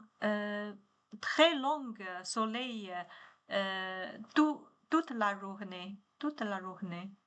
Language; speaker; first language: French; non-native, learner; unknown